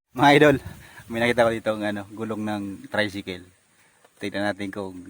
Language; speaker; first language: Filipino; native; Filipino